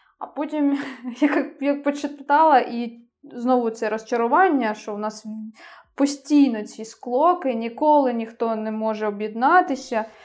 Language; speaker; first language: Ukrainian; native; Ukrainian